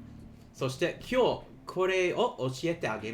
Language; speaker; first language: Japanese; non-native, learner; English